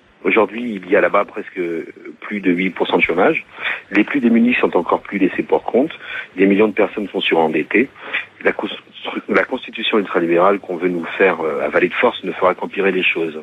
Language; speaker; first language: French; early bilingual, other home language; Portuguese